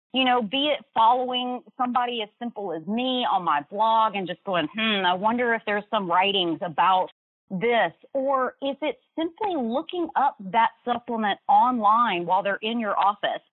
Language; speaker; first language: English; native; English